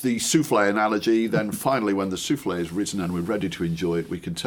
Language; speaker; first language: English; native; English